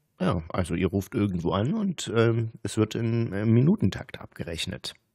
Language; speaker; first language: German; native; German